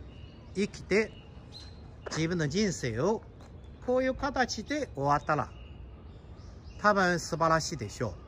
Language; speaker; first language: Japanese; non-native, fluent; Chinese